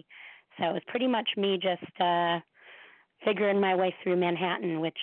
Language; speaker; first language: English; native; English